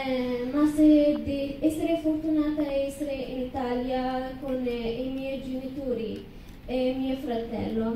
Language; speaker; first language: Italian; non-native, learner; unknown